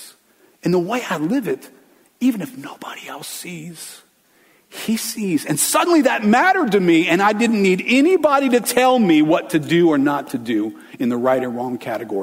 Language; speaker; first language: English; native; English